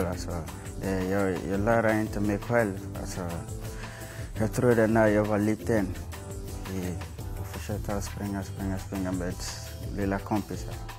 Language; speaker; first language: Swedish; non-native, fluent; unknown